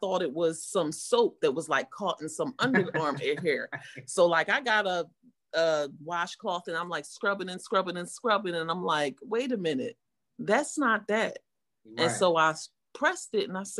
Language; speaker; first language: English; native; English